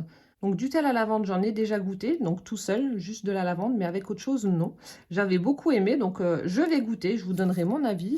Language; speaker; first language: French; native; French